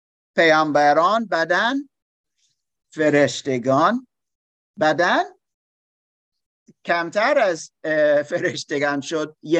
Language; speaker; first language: Persian; non-native, fluent; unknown